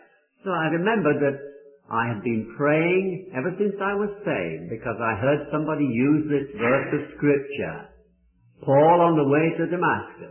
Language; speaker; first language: English; native; English